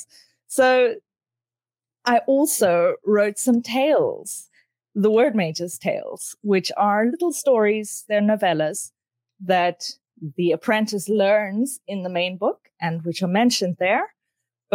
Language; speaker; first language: English; native; English